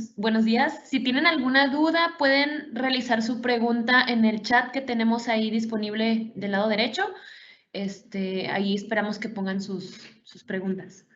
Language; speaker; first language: Spanish; native; Spanish